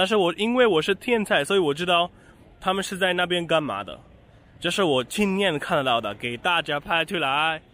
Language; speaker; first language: Chinese; non-native, fluent; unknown